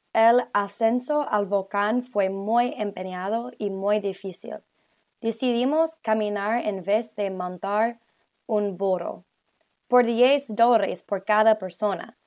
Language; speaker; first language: Spanish; non-native, learner; English